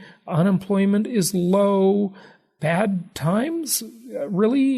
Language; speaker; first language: English; native; English